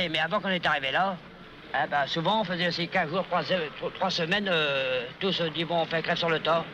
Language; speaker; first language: French; native; French